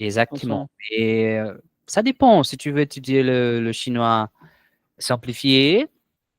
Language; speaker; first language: French; non-native, learner; Portuguese